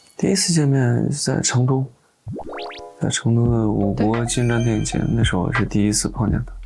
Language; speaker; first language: Chinese; native; Chinese